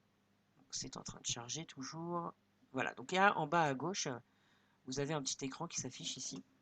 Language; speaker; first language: French; native; French